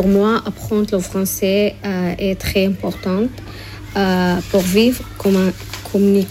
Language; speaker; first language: French; non-native, learner; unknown